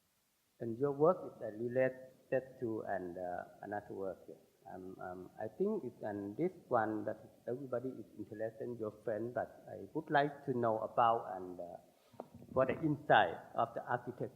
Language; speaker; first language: English; non-native, learner; Thai